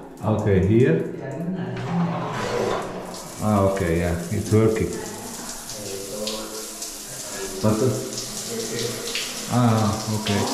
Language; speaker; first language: English; non-native, fluent; Italian